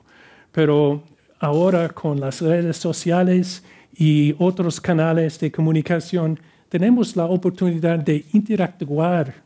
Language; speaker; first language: Spanish; non-native, fluent; English